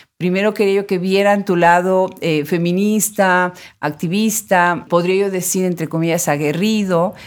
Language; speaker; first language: Spanish; native; Spanish